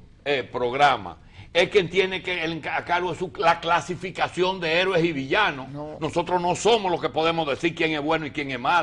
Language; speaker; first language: Spanish; native; Spanish